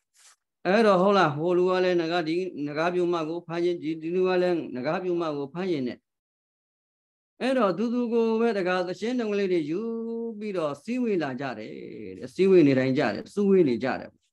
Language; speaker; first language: Burmese; native; Burmese